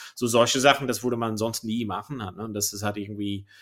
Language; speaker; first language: German; non-native, fluent; English